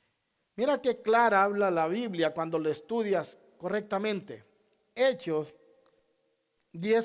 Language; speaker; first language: Spanish; native; Spanish